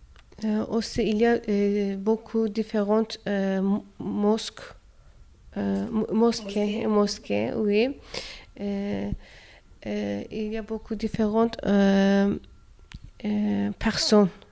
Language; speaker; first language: French; non-native, learner; Turkish